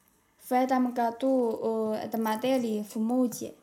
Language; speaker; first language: Russian; non-native, learner; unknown